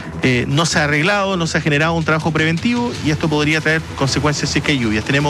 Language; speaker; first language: Spanish; native; Spanish